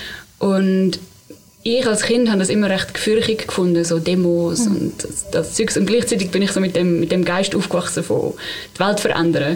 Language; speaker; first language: German; native; German